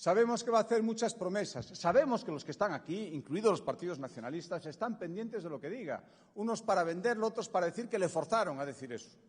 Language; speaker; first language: Spanish; native; Spanish